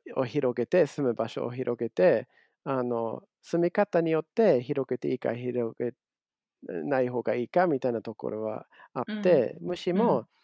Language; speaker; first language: Japanese; non-native, fluent; German